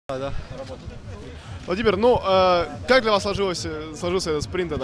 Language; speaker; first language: Russian; native; Russian